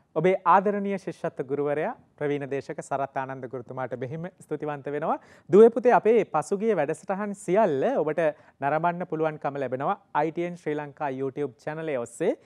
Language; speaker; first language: Sinhala; native; Sinhala